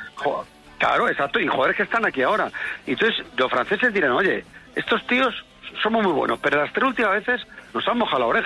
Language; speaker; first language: Spanish; native; Spanish